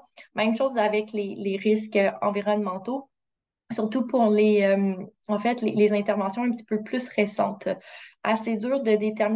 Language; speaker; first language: French; native; French